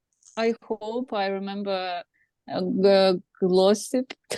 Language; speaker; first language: English; non-native, learner; Russian